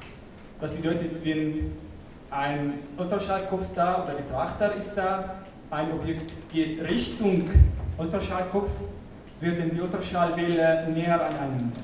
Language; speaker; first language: German; non-native, fluent; Arabic